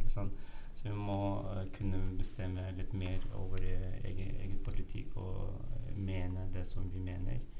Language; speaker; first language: Norwegian; non-native, fluent; Uyghur